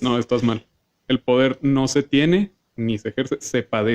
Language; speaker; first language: Spanish; native; Spanish